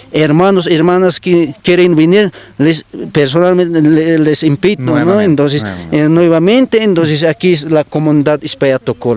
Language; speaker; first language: Spanish; non-native, local second language; Aymara